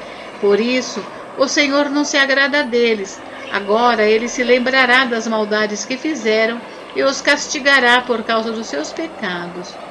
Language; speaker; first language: Portuguese; native; Portuguese